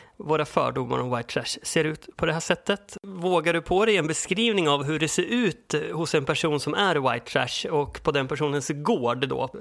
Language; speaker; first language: Swedish; native; Swedish